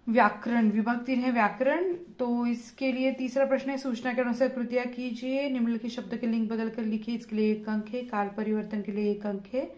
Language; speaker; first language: Hindi; non-native, local second language; Marathi